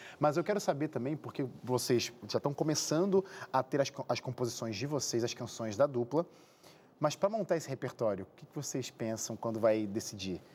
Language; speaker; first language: Portuguese; native; Portuguese